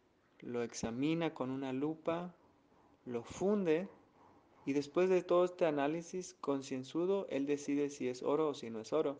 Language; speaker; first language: Spanish; native; Spanish